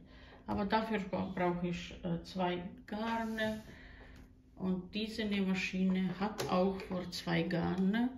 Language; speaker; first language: German; non-native, learner; Croatian